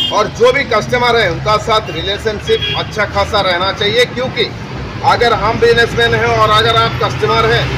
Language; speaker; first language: Hindi; non-native, local second language; Bangla